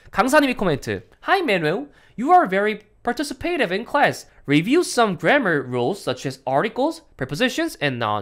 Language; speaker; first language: English; non-native, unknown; Korean